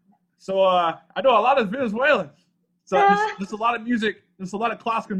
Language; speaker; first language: English; native; English